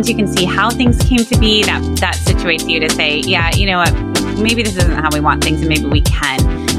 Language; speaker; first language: English; native; English